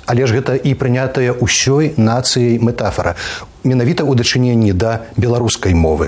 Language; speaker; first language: Belarusian; native; Belarusian